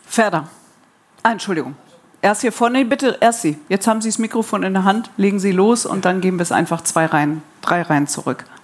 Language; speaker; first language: German; early bilingual, other home language; Arabic